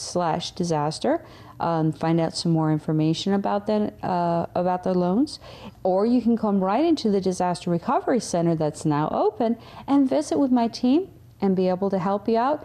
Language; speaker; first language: English; native; English